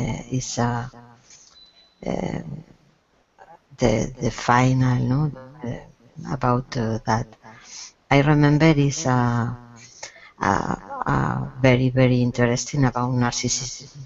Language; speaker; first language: English; non-native, learner; Spanish